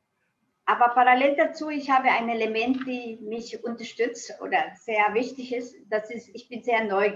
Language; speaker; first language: German; non-native, fluent; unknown